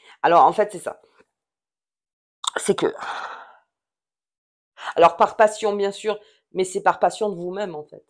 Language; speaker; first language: French; native; French